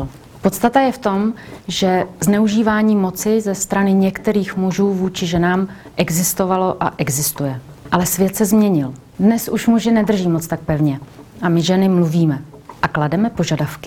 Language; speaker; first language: Czech; native; Czech